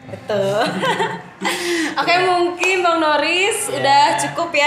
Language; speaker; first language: Indonesian; native; Indonesian